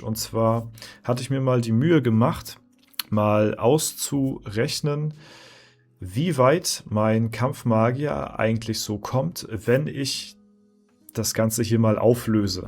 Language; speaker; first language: German; native; German